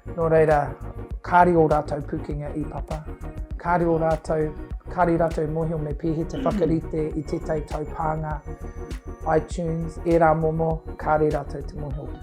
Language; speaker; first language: Māori; non-native, local second language; English